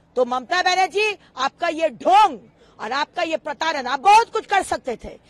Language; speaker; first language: Hindi; non-native, local second language; Bangla